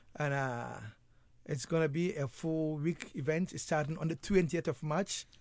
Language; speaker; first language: English; non-native, local second language; Akan